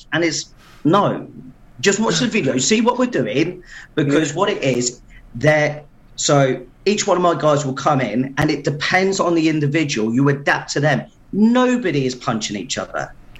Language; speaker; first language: English; native; English